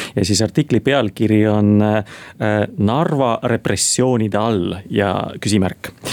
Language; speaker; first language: Estonian; non-native, local second language; Russian